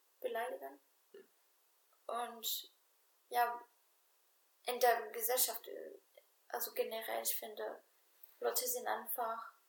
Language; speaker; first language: German; non-native, fluent; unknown